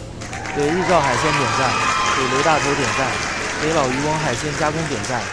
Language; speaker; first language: Chinese; native; Chinese